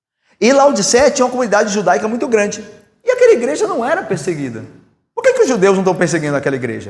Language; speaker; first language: Portuguese; native; Portuguese